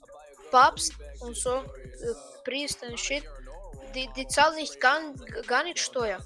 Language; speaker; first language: German; non-native, learner; Croatian